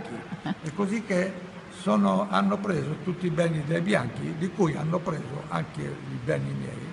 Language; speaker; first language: Italian; non-native, fluent; Ladino